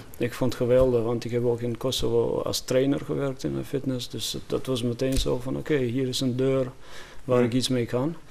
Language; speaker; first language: Dutch; non-native, fluent; Albanian